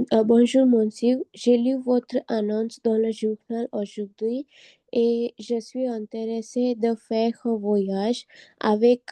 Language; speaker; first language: French; non-native, learner; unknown